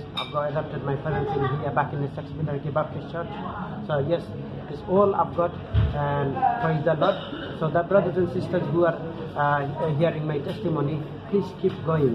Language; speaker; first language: English; non-native, learner; Bangla